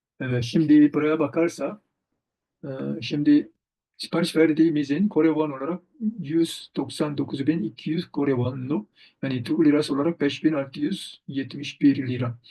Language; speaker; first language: Turkish; non-native, fluent; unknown